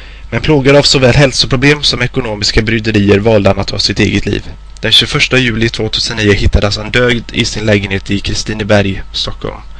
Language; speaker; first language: Swedish; native; Swedish